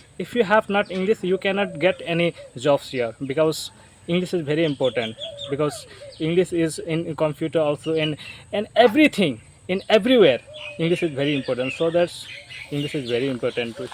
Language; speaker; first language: English; non-native, learner; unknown